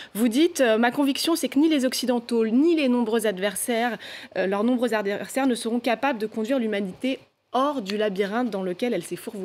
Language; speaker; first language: French; native; French